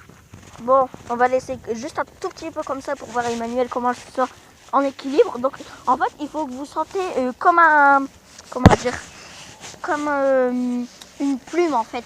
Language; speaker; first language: French; native; French